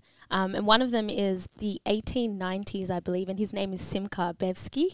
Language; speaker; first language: English; native; English